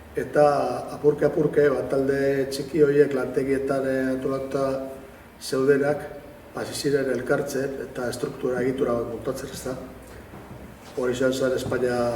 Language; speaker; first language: Basque; native; Basque